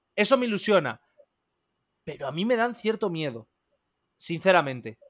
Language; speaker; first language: Spanish; native; Spanish